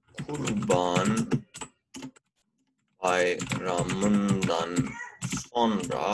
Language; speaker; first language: Turkish; non-native, fluent; Urdu